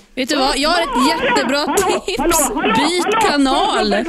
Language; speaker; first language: Swedish; native; Swedish